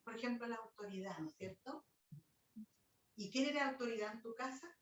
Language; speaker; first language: Spanish; native; Spanish